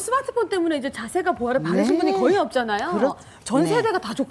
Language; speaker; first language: Korean; native; Korean